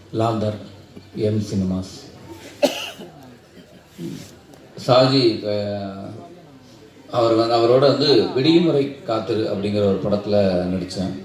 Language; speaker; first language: Tamil; native; Tamil